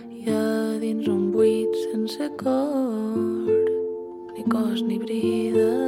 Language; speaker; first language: Spanish; non-native, local second language; Catalan